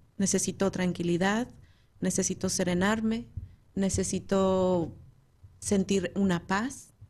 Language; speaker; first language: Spanish; native; Spanish